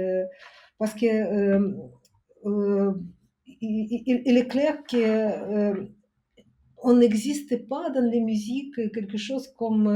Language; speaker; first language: French; non-native, fluent; Ukrainian